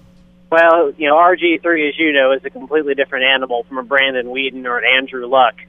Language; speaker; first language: English; native; English